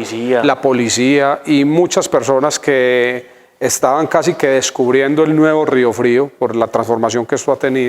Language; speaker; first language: Spanish; native; Spanish